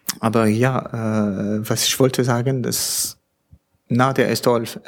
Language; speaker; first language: German; non-native, learner; French